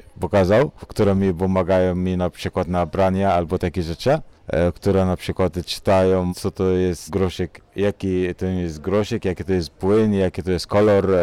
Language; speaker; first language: Polish; non-native, learner; Arabic